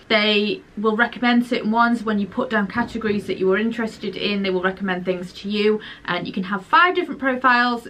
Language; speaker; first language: English; native; English